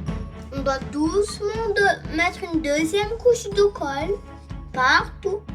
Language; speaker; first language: French; early bilingual, other home language; Portuguese